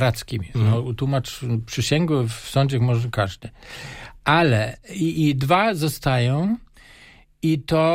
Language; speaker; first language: Polish; non-native, fluent; German